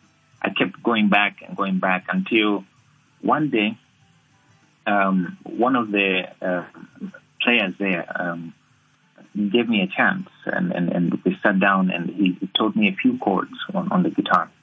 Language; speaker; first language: English; non-native, local second language; Nyanja